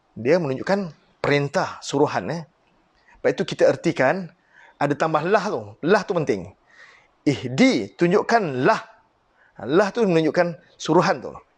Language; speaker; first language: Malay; native; Malay